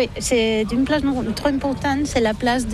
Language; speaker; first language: French; non-native, learner; Catalan